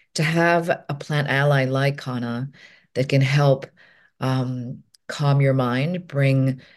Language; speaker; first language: English; non-native, local second language; Cantonese